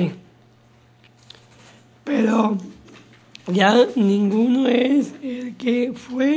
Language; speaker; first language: Spanish; native; Spanish